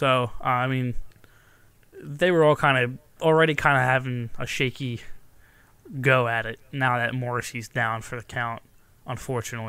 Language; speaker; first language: English; native; English